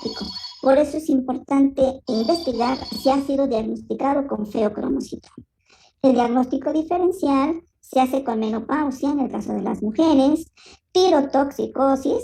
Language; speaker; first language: Spanish; native; Spanish